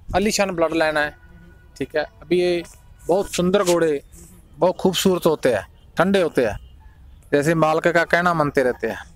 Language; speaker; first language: Hindi; native; Hindi